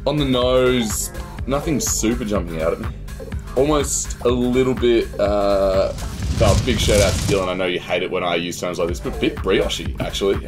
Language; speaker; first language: English; native; English